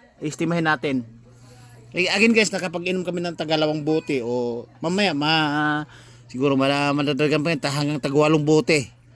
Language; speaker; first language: Filipino; native; Filipino